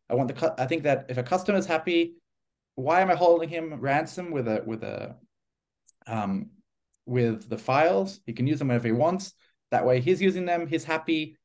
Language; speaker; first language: English; native; English